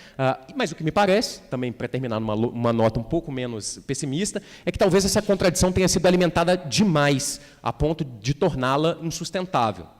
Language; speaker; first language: Portuguese; native; Portuguese